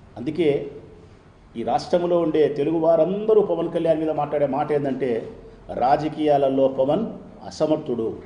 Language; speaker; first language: Telugu; native; Telugu